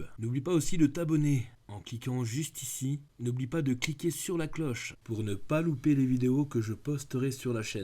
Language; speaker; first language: French; native; French